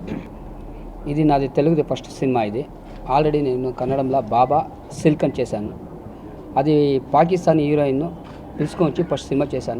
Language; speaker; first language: Telugu; non-native, learner; Kannada